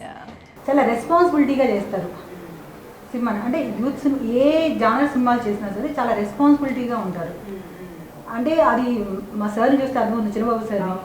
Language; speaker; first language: Telugu; native; Telugu